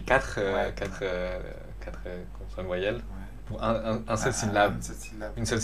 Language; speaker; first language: French; non-native, fluent; Lao